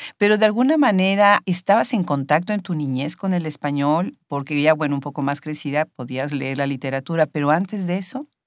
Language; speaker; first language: Spanish; native; Spanish